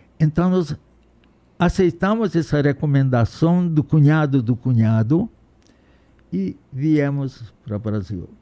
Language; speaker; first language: Portuguese; non-native, fluent; Hungarian